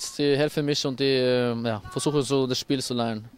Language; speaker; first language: German; non-native, learner; Norwegian